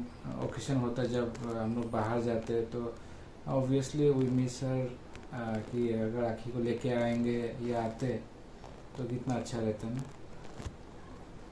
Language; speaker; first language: Hindi; non-native, local second language; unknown